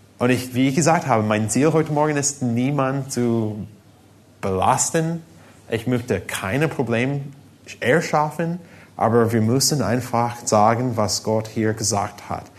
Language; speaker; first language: German; non-native, fluent; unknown